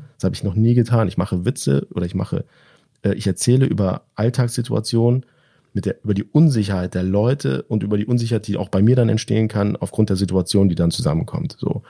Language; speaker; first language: German; early bilingual, other home language; Turkish